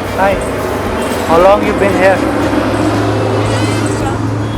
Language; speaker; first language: English; non-native, local second language; Hindi